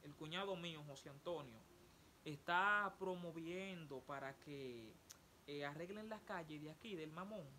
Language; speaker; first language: Spanish; native; Spanish